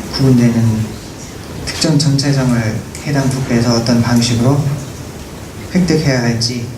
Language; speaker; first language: Korean; non-native, fluent; English